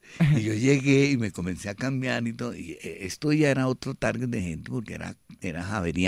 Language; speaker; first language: Spanish; native; Spanish